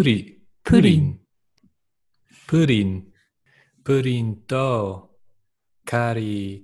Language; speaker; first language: Japanese; non-native, learner; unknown